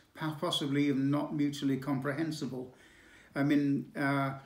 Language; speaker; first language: English; native; English